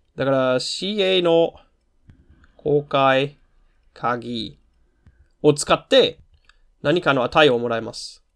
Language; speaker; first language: Japanese; non-native, fluent; German